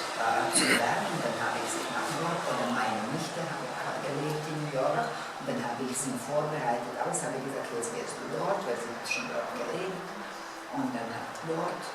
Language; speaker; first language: German; non-native, fluent; Bosnian